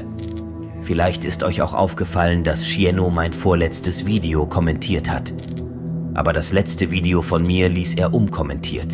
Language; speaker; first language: German; native; German